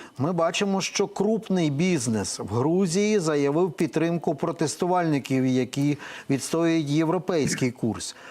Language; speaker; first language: Ukrainian; native; Ukrainian